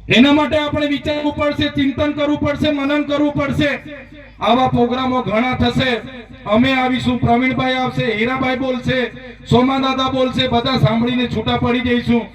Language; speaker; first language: Gujarati; native; Gujarati